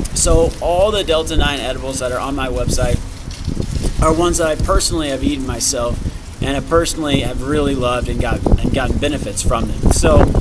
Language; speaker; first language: English; native; English